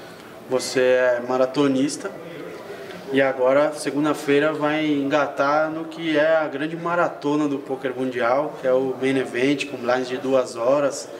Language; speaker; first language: Portuguese; native; Portuguese